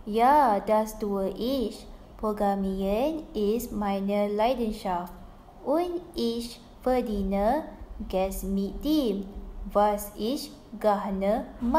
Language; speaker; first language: German; non-native, learner; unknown